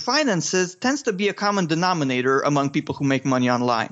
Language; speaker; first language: English; non-native, fluent; Romanian